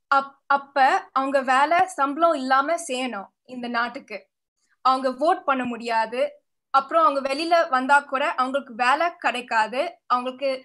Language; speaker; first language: Tamil; early bilingual, heritage; Tamil